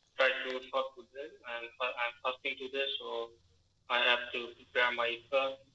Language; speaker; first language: English; non-native, fluent; Bangla